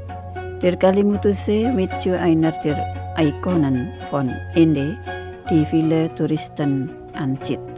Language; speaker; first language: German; non-native, fluent; Indonesian